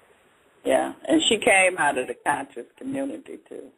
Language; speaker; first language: English; native; English